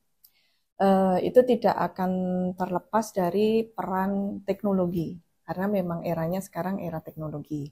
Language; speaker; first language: Indonesian; non-native, local second language; Javanese